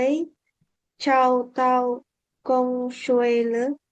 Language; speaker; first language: Chinese; non-native, learner; Indonesian